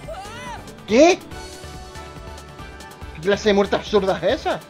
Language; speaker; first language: Spanish; native; Spanish